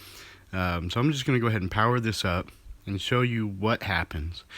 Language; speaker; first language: English; native; English